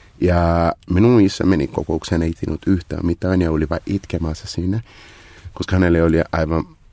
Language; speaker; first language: Finnish; non-native, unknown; Portuguese